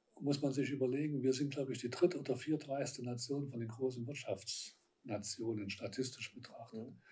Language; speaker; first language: German; native; German